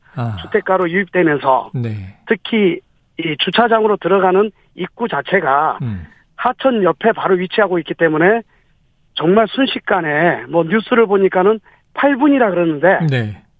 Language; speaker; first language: Korean; native; Korean